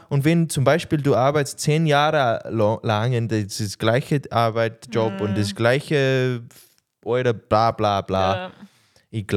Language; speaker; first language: German; non-native, learner; English